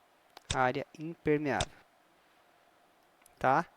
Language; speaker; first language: Portuguese; native; Portuguese